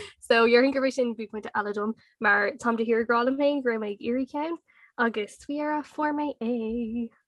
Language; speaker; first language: Irish; non-native, local second language; English